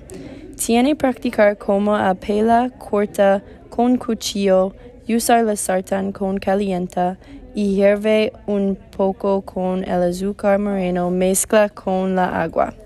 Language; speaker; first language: Spanish; non-native, learner; English